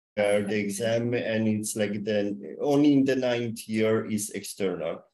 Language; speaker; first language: English; non-native, fluent; Slovenian